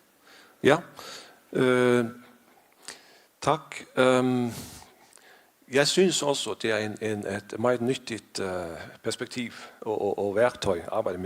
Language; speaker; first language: Danish; non-native, fluent; Faroese